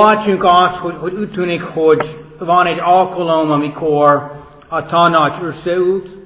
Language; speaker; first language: Hungarian; non-native, fluent; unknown